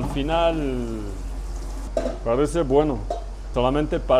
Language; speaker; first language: Spanish; non-native, learner; French